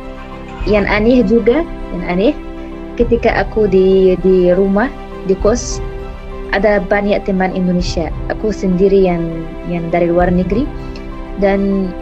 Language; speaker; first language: Indonesian; non-native, fluent; Arabic